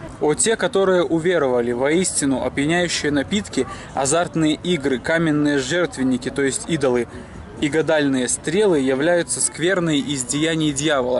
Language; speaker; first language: Russian; native; Russian